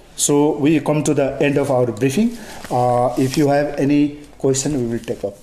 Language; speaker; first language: English; non-native, local second language; Nepali